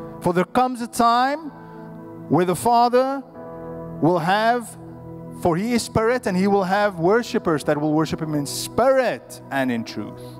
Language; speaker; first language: English; non-native, local second language; Afrikaans